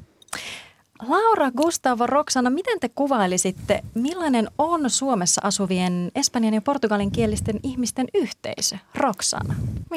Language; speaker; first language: Finnish; native; Finnish